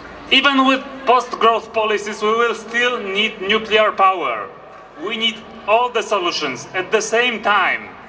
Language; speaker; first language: English; non-native, fluent; Polish